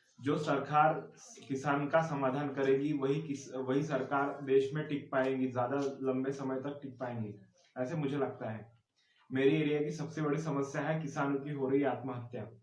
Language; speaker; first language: Hindi; non-native, local second language; Marathi